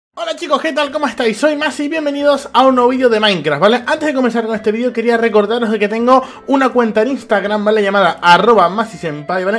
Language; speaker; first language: Spanish; native; Spanish